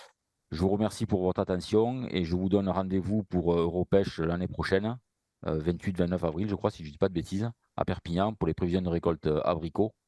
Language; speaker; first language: French; native; French